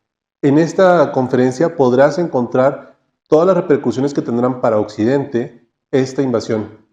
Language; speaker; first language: Spanish; native; Spanish